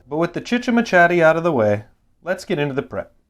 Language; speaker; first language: English; native; English